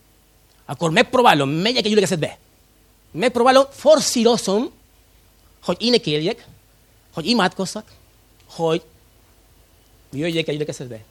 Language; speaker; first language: Hungarian; non-native, fluent; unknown